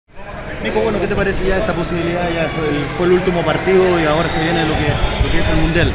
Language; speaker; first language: Spanish; native; Spanish